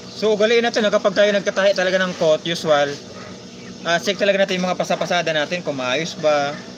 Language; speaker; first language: Filipino; non-native, local second language; Hiligaynon